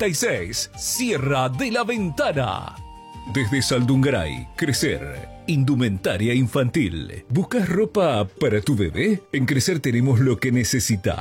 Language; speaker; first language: Spanish; native; Spanish